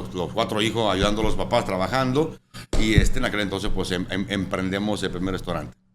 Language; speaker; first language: Spanish; non-native, fluent; Italian